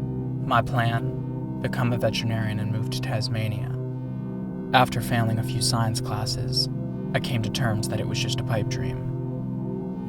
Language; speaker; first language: English; native; English